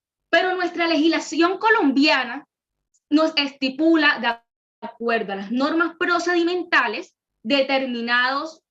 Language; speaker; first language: Spanish; native; Spanish